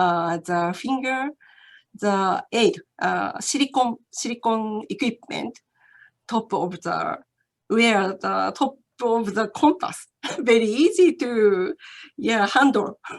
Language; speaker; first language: English; non-native, learner; Japanese